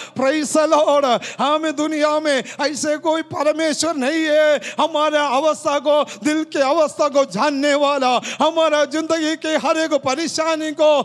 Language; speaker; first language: Hindi; non-native, local second language; Malayalam